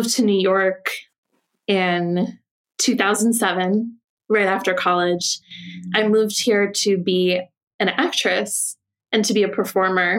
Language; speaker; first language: English; native; English